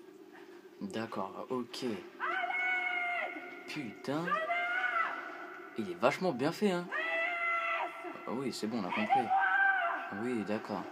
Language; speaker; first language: French; native; French